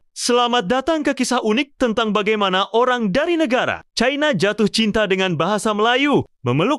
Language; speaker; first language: Malay; native; Malay